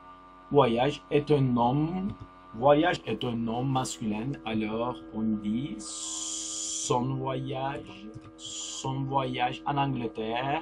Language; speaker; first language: French; non-native, fluent; Turkish